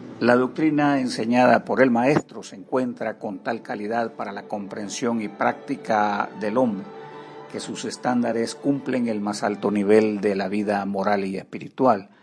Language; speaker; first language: Spanish; native; Spanish